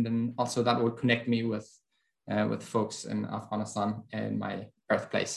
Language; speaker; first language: English; non-native, fluent; Persian